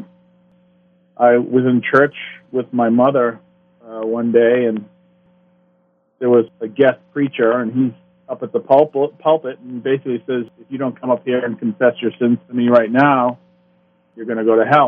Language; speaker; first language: English; native; English